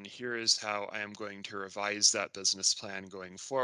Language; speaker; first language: English; native; English